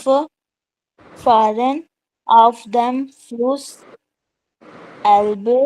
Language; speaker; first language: German; non-native, learner; Hindi